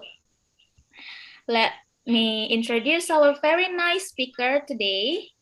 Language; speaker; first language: English; non-native, fluent; Indonesian